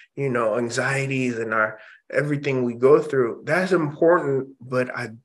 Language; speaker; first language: English; early bilingual, other home language; Indonesian